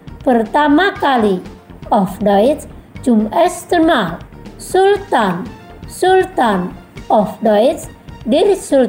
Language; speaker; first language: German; non-native, fluent; Indonesian